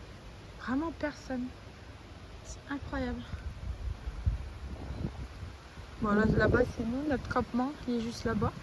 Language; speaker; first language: French; native; French